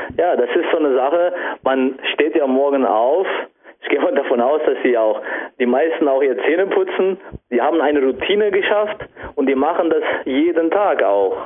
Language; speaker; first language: German; non-native, fluent; Italian